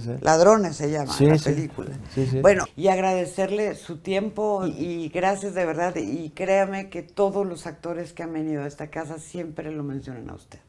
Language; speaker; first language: Spanish; native; Spanish